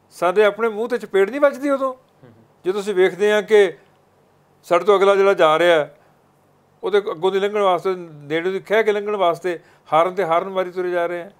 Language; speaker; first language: Punjabi; native; Punjabi